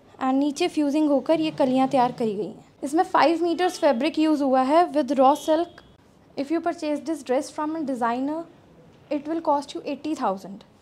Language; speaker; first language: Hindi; non-native, local second language; Punjabi